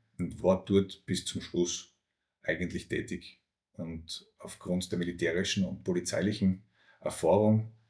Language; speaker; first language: German; native; German